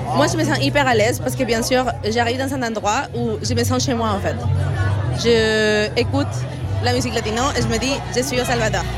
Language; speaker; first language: French; non-native, fluent; Spanish